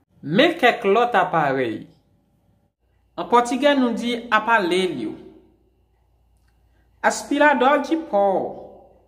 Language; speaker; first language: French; non-native, local second language; Haitian Creole